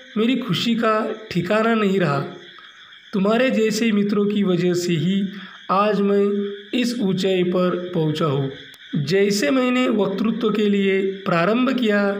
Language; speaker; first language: Hindi; non-native, local second language; Marathi